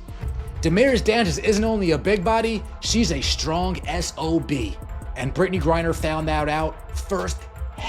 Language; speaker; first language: English; native; English